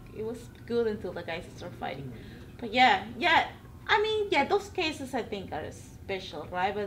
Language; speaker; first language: English; non-native, fluent; Spanish